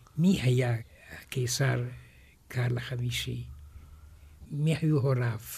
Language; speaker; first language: Hebrew; non-native, fluent; Romanian